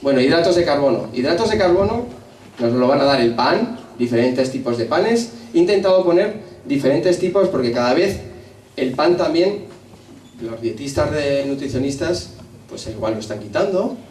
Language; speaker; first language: Spanish; native; Spanish